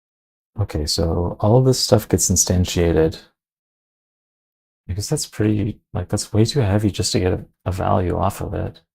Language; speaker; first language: English; native; English